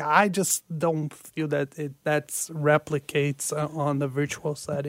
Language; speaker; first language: English; non-native, fluent; Portuguese